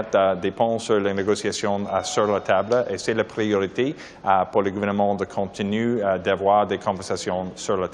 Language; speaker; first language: French; non-native, local second language; English